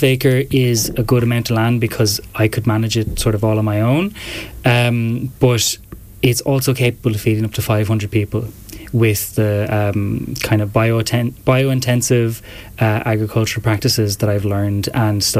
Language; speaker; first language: English; native; English